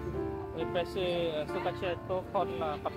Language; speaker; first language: Italian; non-native, fluent; Khmer